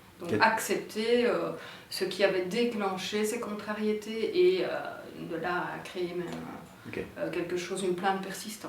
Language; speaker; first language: French; native; French